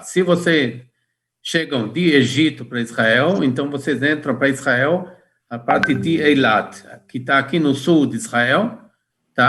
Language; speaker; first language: Portuguese; non-native, fluent; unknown